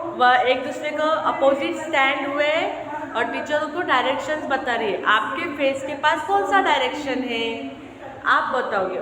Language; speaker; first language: Hindi; non-native, local second language; Marathi